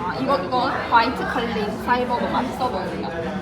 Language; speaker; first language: Korean; non-native, fluent; Chinese